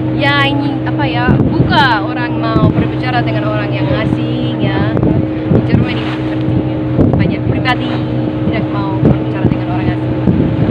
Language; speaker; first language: Indonesian; non-native, learner; English